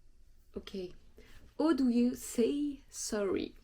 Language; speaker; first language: English; non-native, learner; French